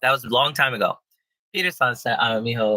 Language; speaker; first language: Japanese; non-native, learner; English